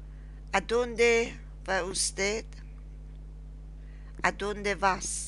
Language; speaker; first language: Spanish; non-native, learner; Persian